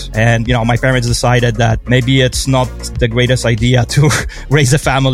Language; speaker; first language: English; non-native, fluent; Polish